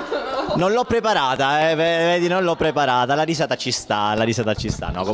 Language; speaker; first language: Italian; native; Italian